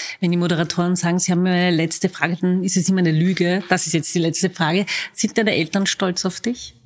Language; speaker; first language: German; native; German